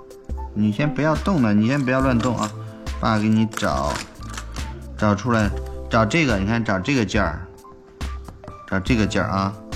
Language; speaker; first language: Chinese; native; Chinese